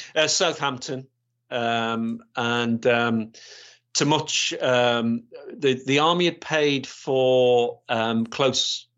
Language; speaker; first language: English; native; English